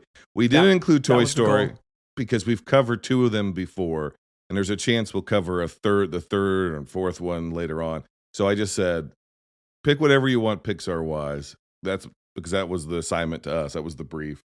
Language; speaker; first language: English; native; English